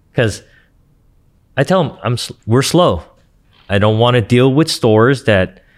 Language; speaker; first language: English; native; English